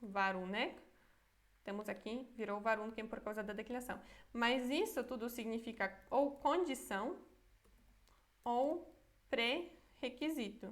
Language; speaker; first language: Portuguese; non-native, fluent; Polish